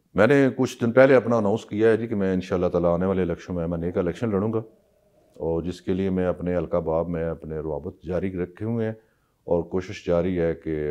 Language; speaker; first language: Urdu; non-native, local second language; Punjabi